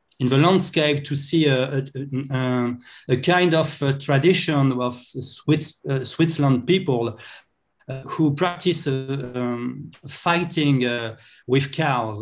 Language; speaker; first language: English; non-native, learner; French